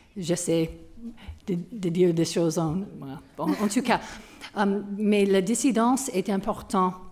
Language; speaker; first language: French; non-native, learner; English